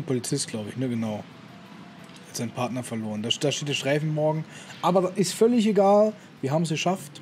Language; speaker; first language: German; native; German